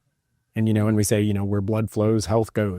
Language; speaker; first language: English; native; English